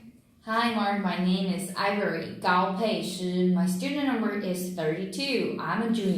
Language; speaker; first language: English; non-native, learner; Chinese